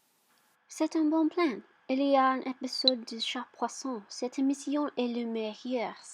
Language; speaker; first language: French; non-native, learner; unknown